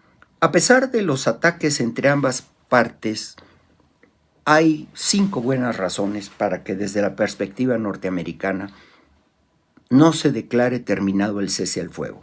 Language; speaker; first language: Spanish; native; Spanish